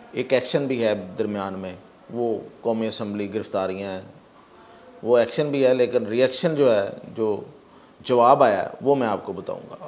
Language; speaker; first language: Urdu; non-native, local second language; Punjabi